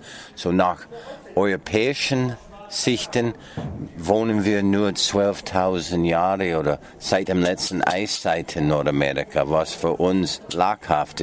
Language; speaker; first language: German; non-native, fluent; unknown